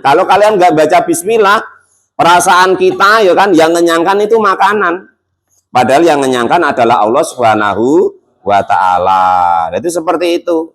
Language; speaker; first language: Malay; non-native, local second language; Javanese